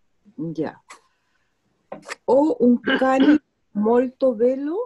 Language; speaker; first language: Italian; non-native, learner; Spanish